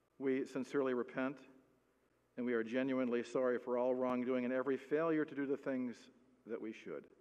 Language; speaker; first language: English; native; English